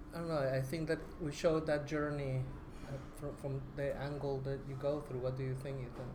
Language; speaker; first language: English; non-native, fluent; Spanish